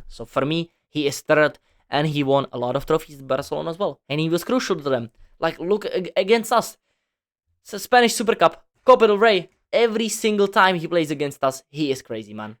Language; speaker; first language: English; non-native, fluent; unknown